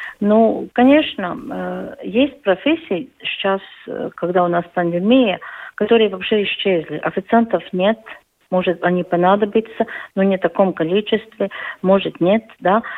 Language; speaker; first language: Russian; non-native, local second language; Latvian